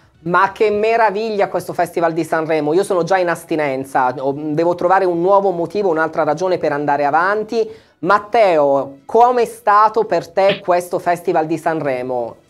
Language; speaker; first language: Italian; native; Italian